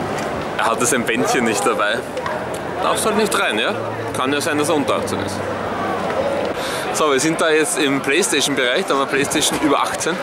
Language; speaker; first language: German; native; German